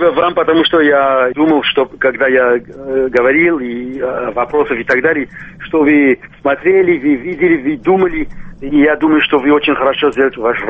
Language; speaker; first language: Russian; non-native, local second language; Armenian